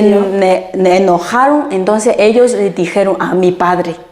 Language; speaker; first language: Spanish; non-native, fluent; Chinese